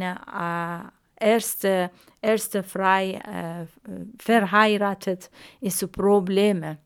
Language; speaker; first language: German; non-native, learner; Arabic